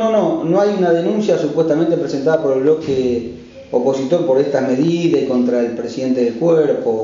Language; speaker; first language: Spanish; native; Spanish